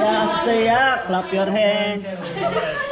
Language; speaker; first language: English; non-native, local second language; Filipino